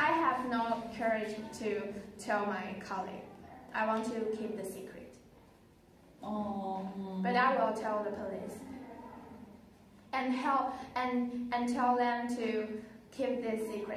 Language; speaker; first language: English; non-native, learner; Chinese